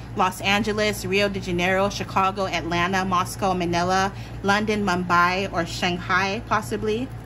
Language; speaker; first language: English; native; English